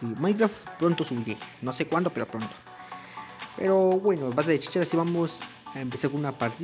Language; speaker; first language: Spanish; native; Spanish